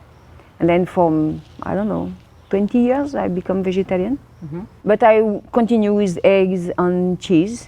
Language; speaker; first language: English; non-native, learner; French